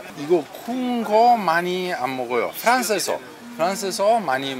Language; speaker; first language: Korean; non-native, fluent; Italian